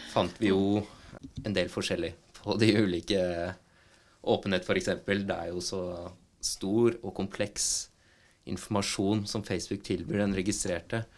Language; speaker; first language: Norwegian; native; Norwegian